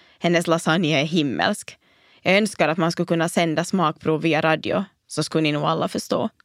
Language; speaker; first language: Swedish; native; Swedish